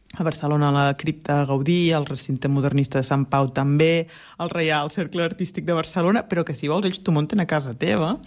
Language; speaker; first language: Catalan; native; Catalan